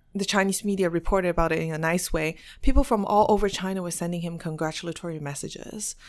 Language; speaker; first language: English; non-native, fluent; Chinese